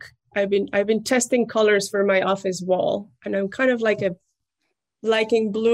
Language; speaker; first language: English; non-native, fluent; Spanish